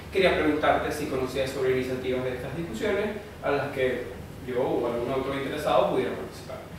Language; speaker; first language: Spanish; native; Spanish